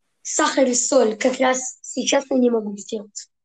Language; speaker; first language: Russian; early bilingual, heritage; Russian